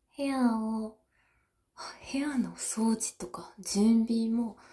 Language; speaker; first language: Japanese; non-native, learner; English